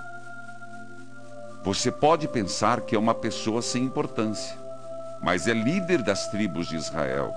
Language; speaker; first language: Portuguese; native; Portuguese